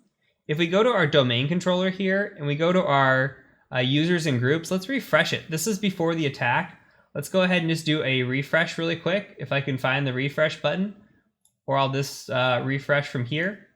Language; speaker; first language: English; native; English